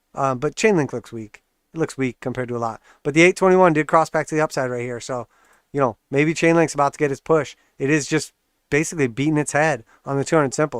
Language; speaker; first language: English; native; English